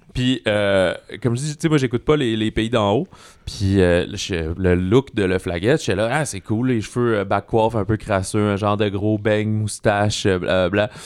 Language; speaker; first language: French; native; French